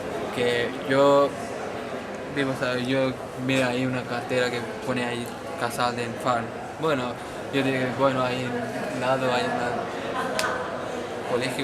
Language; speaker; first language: Spanish; non-native, learner; Punjabi